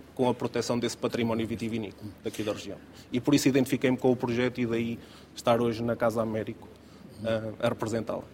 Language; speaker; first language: Portuguese; native; Portuguese